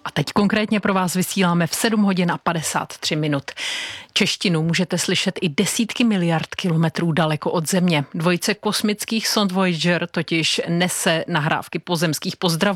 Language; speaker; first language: Czech; native; Czech